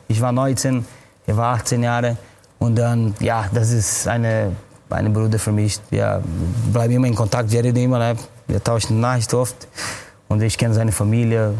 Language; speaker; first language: German; non-native, fluent; Portuguese